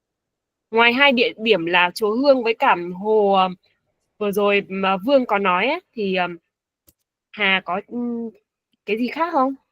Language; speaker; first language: Vietnamese; native; Vietnamese